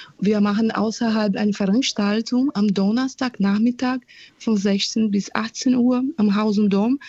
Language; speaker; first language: German; non-native, fluent; Portuguese